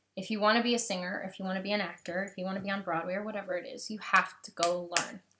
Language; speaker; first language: English; native; English